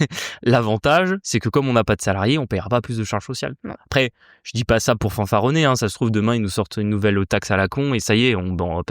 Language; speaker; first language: French; native; French